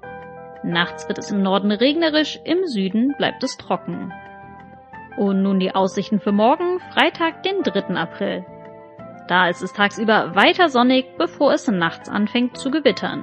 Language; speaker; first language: German; native; German